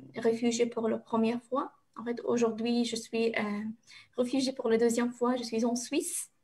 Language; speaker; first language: French; non-native, learner; Arabic